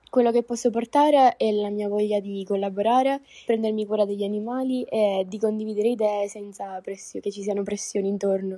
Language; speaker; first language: Italian; native; Italian